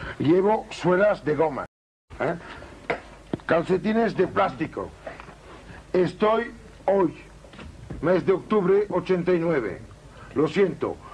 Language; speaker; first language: Spanish; non-native, fluent; French